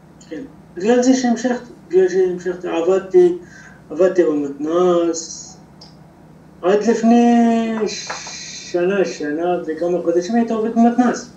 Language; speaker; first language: Hebrew; non-native, local second language; Arabic